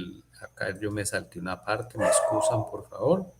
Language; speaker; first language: Spanish; native; Spanish